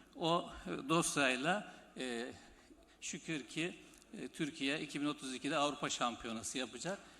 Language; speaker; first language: Turkish; native; Turkish